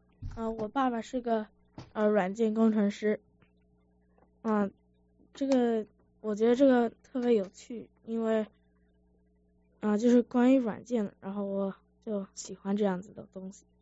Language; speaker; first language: Chinese; early bilingual, heritage; Chinese